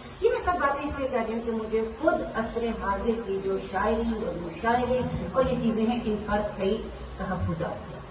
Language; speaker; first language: Urdu; native; Urdu